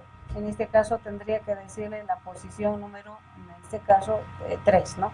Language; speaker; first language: Spanish; native; Spanish